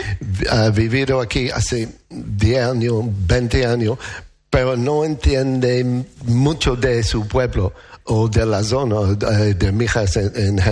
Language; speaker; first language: Spanish; non-native, learner; English